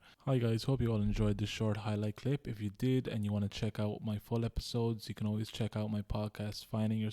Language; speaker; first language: English; native; English